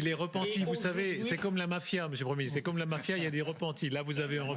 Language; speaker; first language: French; native; French